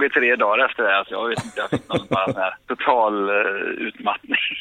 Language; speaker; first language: Swedish; native; Swedish